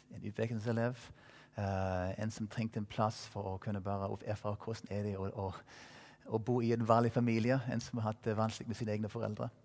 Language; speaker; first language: Norwegian; non-native, fluent; English